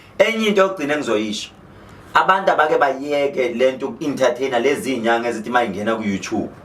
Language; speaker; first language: Zulu; native; Zulu